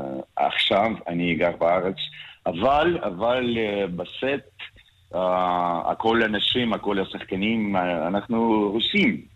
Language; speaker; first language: Hebrew; non-native, learner; Russian